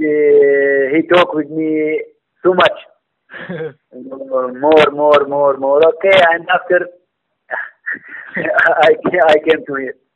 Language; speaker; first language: English; non-native, learner; Arabic